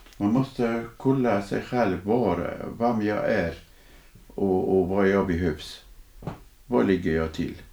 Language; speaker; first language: Swedish; non-native, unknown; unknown